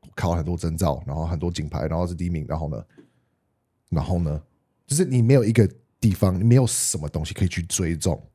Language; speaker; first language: Chinese; non-native, fluent; English